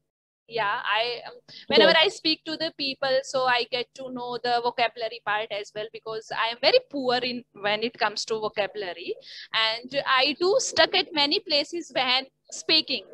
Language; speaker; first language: English; non-native, learner; Hindi